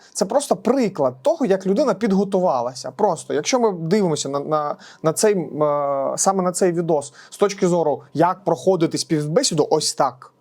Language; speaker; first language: Ukrainian; non-native, local second language; Russian